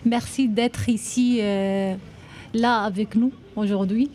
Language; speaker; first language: French; non-native, learner; Arabic